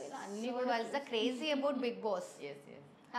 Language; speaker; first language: Telugu; native; Telugu